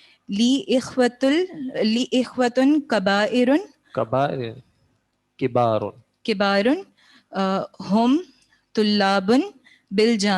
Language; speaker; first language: Arabic; non-native, learner; Urdu